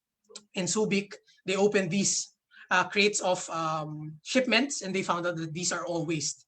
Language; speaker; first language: English; non-native, local second language; Filipino